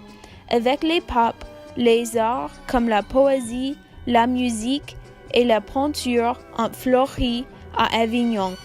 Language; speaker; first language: French; non-native, learner; English